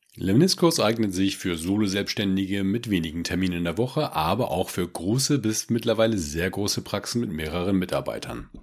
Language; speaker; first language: German; native; German